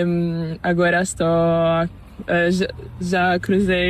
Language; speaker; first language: Spanish; non-native, learner; Portuguese